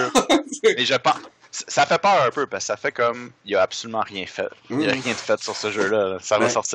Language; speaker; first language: French; native; French